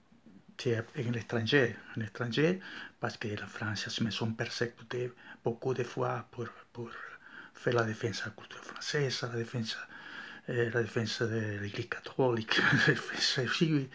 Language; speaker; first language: French; non-native, learner; Spanish